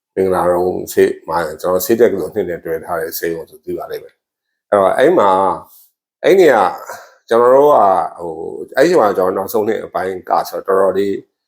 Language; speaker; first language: Burmese; native; Burmese